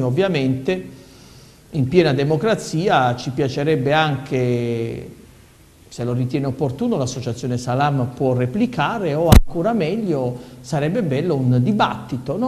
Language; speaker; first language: Italian; native; Italian